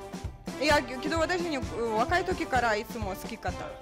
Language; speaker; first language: Japanese; non-native, learner; Russian